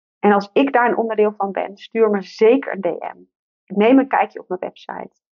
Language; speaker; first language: Dutch; native; Dutch